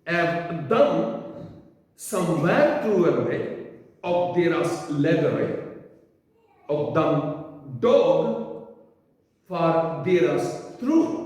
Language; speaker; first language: Swedish; non-native, learner; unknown